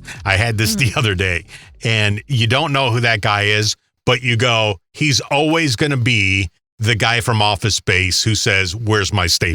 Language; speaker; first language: English; native; English